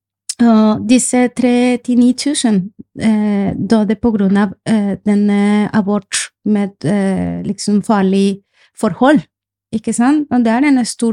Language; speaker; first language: Norwegian; non-native, fluent; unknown